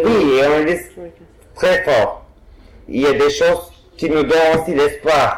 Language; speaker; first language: French; non-native, fluent; Turkish